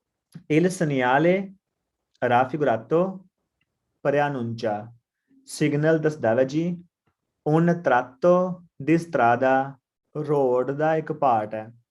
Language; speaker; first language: Italian; non-native, learner; Punjabi